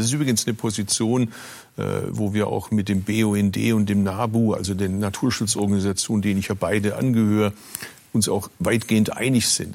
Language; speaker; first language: German; early bilingual, other home language; Turkish